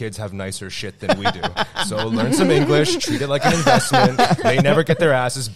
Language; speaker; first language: English; non-native, fluent; Chinese